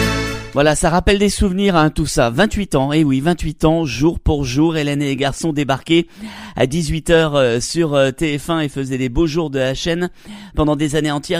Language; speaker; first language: French; native; French